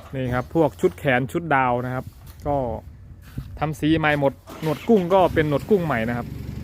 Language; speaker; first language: Thai; non-native, local second language; Northern Khmer